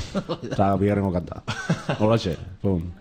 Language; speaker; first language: Basque; native; Basque